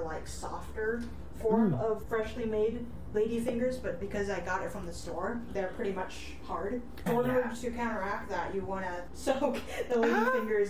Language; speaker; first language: English; native; English